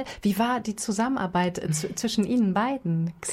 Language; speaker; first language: German; native; German